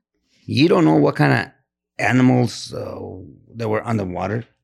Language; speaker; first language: English; non-native, fluent; Spanish